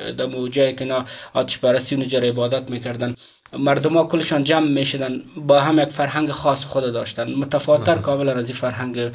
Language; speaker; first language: Persian; native; Persian